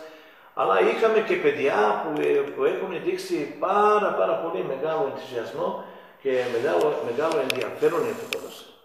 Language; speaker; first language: Greek; non-native, fluent; Serbian